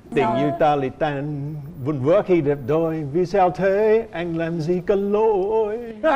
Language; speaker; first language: Vietnamese; non-native, fluent; English